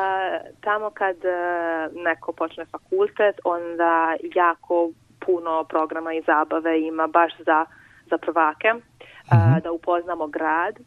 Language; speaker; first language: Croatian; non-native, local second language; Hungarian